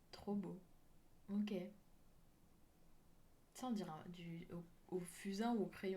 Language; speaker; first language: French; native; French